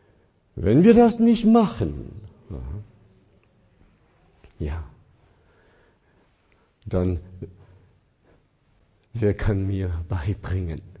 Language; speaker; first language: German; non-native, fluent; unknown